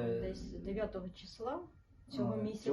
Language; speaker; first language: Ukrainian; non-native, local second language; Russian